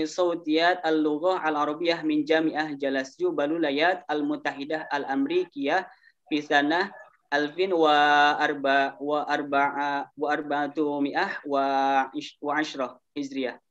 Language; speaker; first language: Arabic; non-native, learner; Indonesian